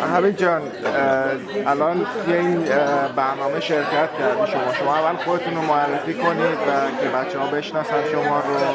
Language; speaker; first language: Persian; native; Persian